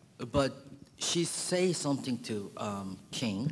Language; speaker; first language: English; early bilingual, other home language; Korean